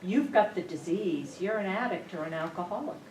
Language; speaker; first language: English; native; English